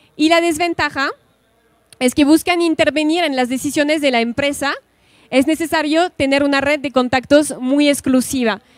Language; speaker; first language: Spanish; non-native, fluent; French